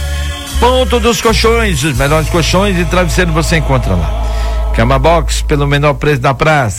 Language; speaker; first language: Portuguese; native; Portuguese